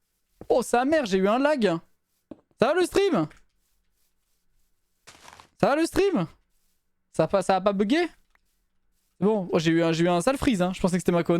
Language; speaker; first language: French; native; French